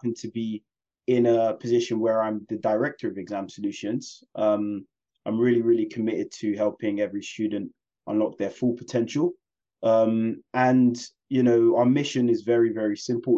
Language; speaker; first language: English; native; English